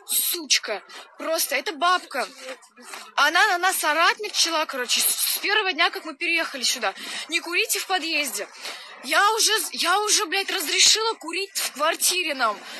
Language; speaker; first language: Russian; native; Russian